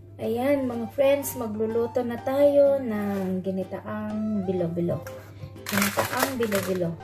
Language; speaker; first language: Filipino; non-native, local second language; Iloko